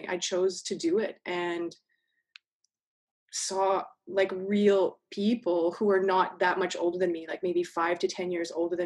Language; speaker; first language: English; native; English